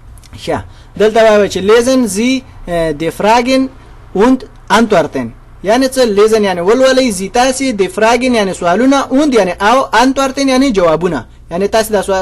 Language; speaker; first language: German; non-native, fluent; Pashto